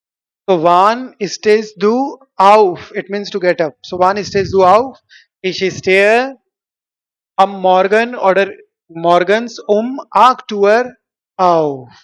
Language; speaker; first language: German; non-native, learner; Hindi